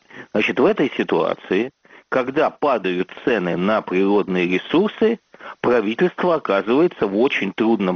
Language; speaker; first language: Russian; native; Russian